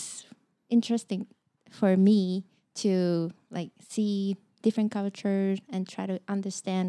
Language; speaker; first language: English; non-native, learner; Japanese